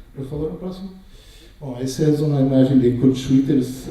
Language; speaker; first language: Portuguese; native; Portuguese